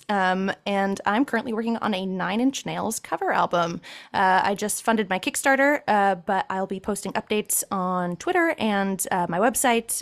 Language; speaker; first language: English; native; English